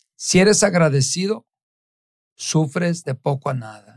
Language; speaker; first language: Spanish; early bilingual, heritage; Spanish